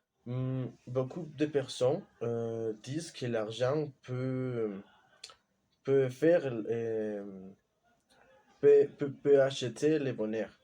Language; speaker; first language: French; non-native, learner; Spanish